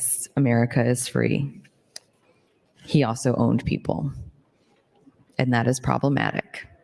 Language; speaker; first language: English; native; English